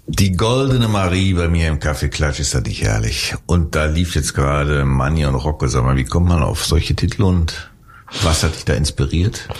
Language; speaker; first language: German; native; German